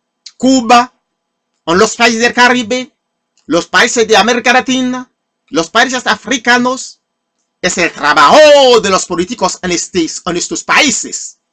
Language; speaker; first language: Spanish; non-native, fluent; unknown